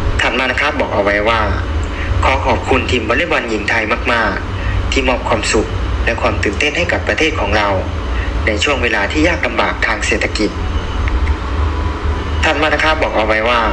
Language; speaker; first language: Thai; native; Thai